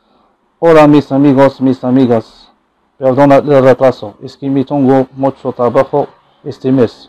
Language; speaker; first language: Spanish; non-native, learner; Arabic